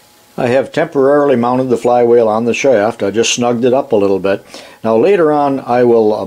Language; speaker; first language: English; native; English